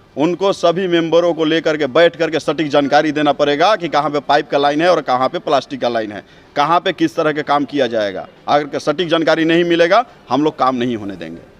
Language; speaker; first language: Hindi; native; Hindi